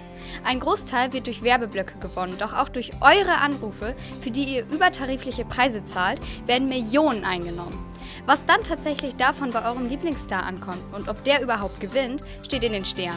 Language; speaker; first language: German; native; German